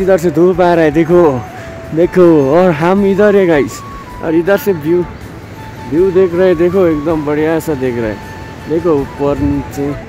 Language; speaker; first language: Hindi; non-native, local second language; Nepali